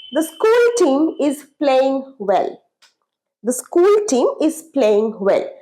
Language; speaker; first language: English; non-native, local second language; Bangla